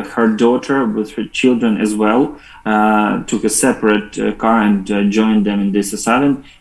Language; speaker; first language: English; non-native, fluent; Ukrainian